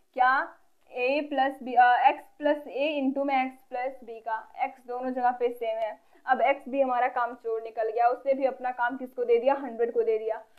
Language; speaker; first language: Hindi; native; Hindi